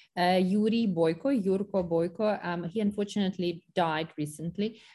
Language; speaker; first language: English; non-native, fluent; Ukrainian